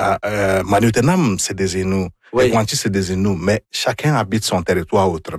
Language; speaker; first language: French; non-native, fluent; Igbo